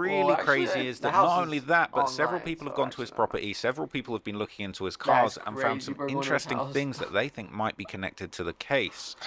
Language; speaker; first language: English; native; English